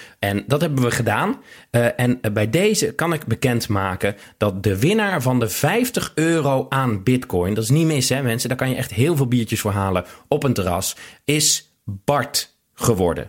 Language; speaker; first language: Dutch; native; Dutch